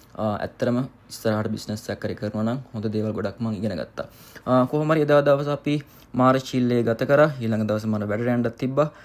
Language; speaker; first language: Sinhala; native; Sinhala